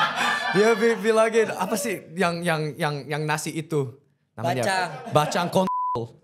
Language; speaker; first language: Indonesian; early bilingual, heritage; English